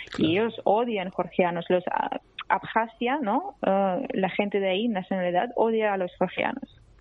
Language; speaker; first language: Spanish; non-native, fluent; Georgian